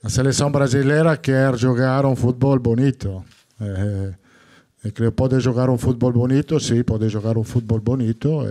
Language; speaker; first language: Portuguese; non-native, learner; Italian